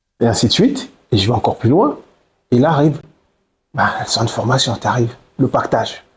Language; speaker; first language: French; early bilingual, other home language; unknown